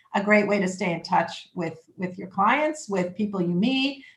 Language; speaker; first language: English; native; English